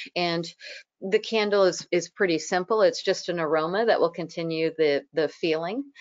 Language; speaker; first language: English; native; English